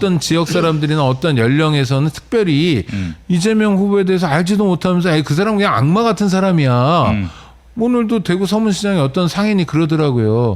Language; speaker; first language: Korean; native; Korean